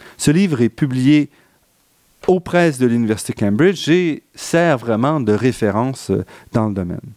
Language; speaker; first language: French; native; French